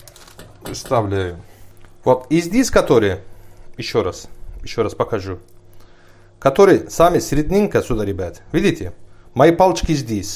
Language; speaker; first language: Russian; non-native, learner; Turkish